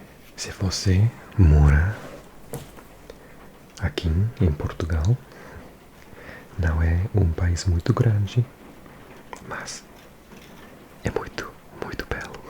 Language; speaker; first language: Portuguese; non-native, learner; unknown